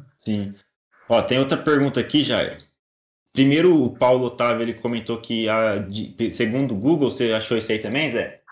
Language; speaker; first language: Portuguese; native; Portuguese